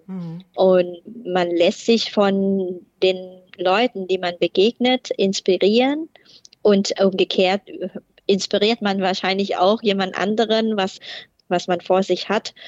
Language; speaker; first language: German; non-native, fluent; Thai